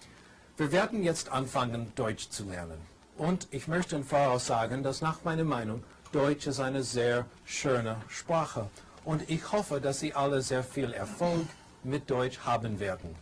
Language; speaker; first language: German; non-native, fluent; English